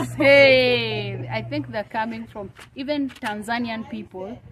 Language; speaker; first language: English; non-native, local second language; Kalenjin